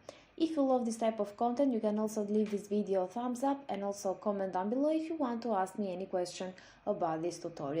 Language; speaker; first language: English; non-native, fluent; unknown